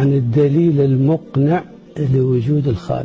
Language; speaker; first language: Arabic; native; Arabic